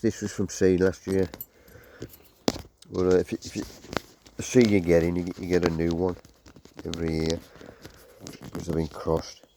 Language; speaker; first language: English; native; English